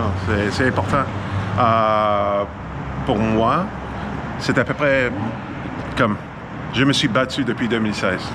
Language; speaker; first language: French; non-native, fluent; English